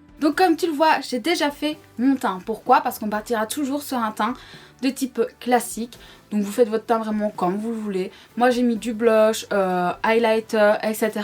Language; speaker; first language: French; native; French